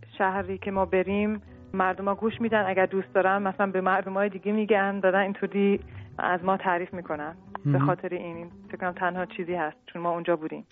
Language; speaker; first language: Persian; early bilingual, heritage; Persian